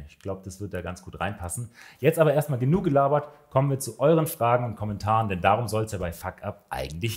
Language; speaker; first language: German; native; German